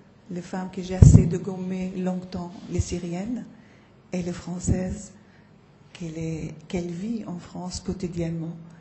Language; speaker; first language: French; non-native, fluent; Arabic